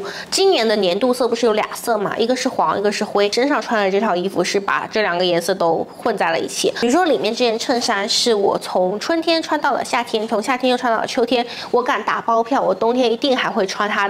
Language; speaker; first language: Chinese; native; Chinese